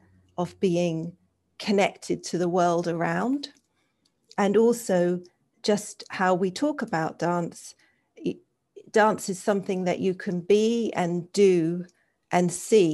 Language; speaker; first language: English; native; English